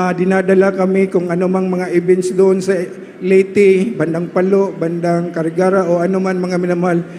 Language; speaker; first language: Filipino; non-native, local second language; Cebuano